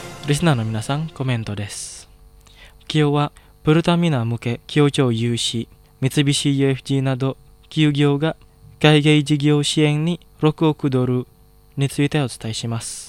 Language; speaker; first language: Japanese; non-native, fluent; Indonesian